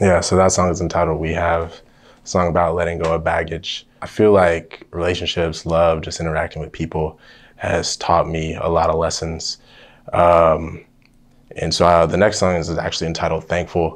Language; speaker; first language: English; native; English